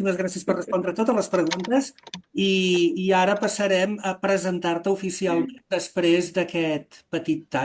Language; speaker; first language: Catalan; native; Catalan